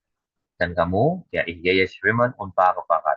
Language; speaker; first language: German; non-native, fluent; Indonesian